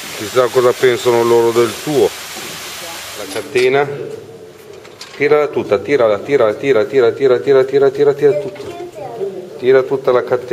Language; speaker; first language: Italian; native; Italian